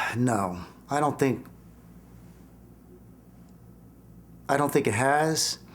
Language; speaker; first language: English; native; English